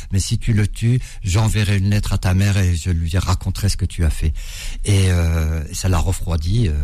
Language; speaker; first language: French; early bilingual, other home language; Arabic